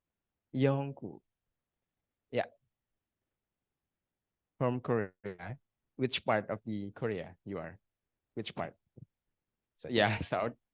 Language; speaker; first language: English; non-native, learner; Indonesian